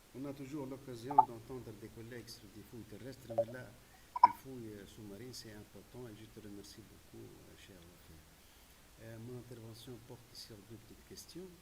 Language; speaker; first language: French; non-native, local second language; Arabic